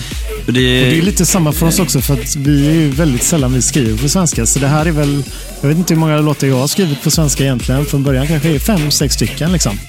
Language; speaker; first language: Swedish; native; Swedish